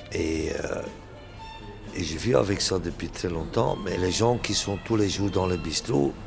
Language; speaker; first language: French; native; French